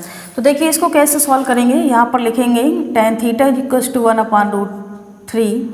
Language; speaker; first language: Hindi; native; Hindi